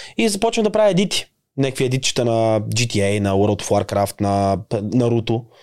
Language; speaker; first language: Bulgarian; native; Bulgarian